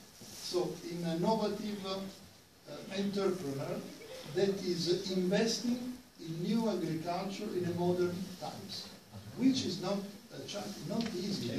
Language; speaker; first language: English; non-native, fluent; Italian